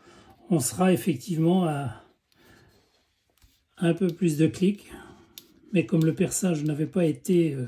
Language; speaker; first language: French; native; French